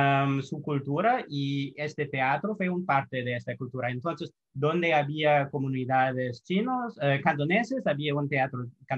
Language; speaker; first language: Spanish; non-native, fluent; English